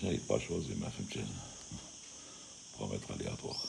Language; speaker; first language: French; non-native, local second language; Arabic